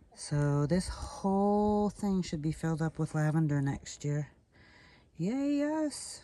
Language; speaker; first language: English; native; English